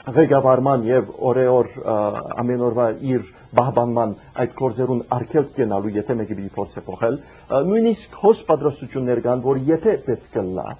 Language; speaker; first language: Armenian; early bilingual, heritage; Armenian